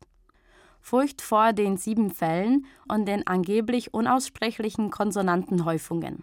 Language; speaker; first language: German; native; German